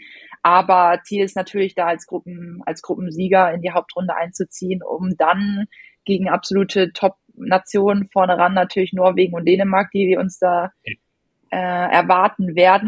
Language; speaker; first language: German; native; German